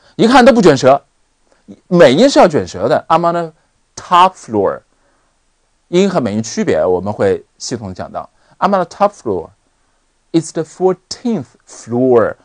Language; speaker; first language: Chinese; native; Chinese